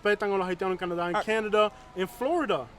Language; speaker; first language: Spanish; early bilingual, heritage; Spanish